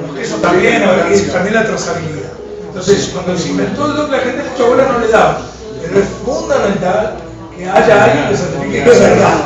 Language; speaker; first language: Spanish; native; Spanish